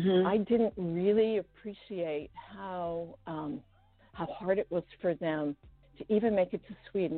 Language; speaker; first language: English; non-native, fluent; Estonian